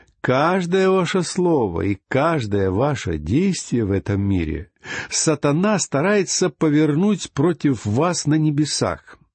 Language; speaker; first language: Russian; native; Russian